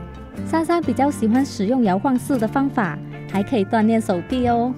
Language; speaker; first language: Chinese; native; Chinese